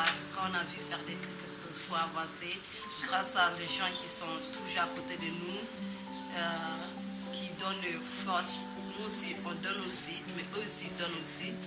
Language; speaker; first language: French; non-native, learner; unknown